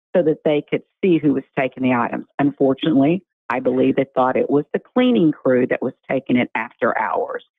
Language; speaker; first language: English; native; English